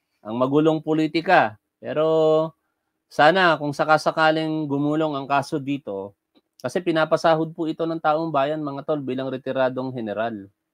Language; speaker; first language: Filipino; native; Filipino